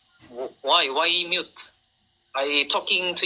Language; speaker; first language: English; non-native, learner; Korean